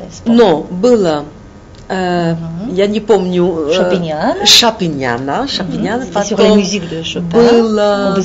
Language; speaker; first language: Russian; non-native, fluent; French